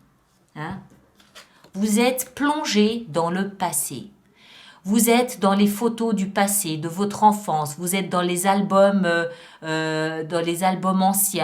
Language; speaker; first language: French; native; French